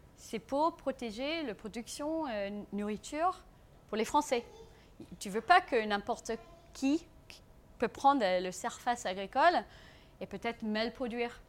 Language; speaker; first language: French; non-native, fluent; English